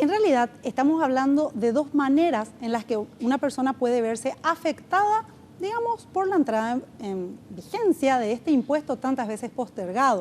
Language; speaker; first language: Spanish; native; Spanish